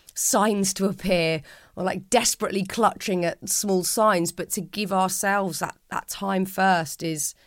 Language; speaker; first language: English; native; English